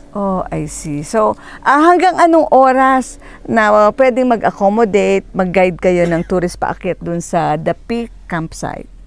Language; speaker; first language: Filipino; native; Filipino